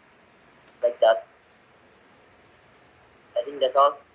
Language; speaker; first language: English; non-native, learner; Indonesian